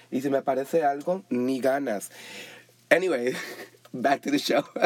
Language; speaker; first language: Spanish; early bilingual, heritage; Spanish